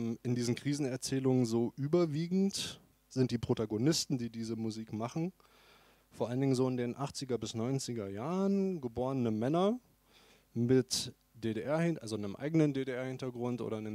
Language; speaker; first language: German; native; German